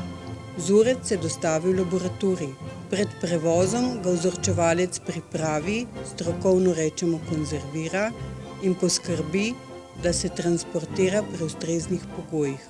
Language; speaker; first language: Slovenian; native; Slovenian